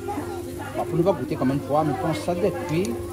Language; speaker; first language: French; non-native, local second language; Réunion Creole French